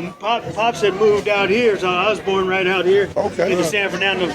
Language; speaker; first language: English; native; English